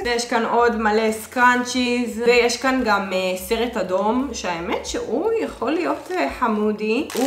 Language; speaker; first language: Hebrew; native; Hebrew